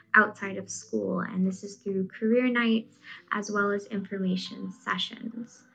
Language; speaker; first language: English; native; English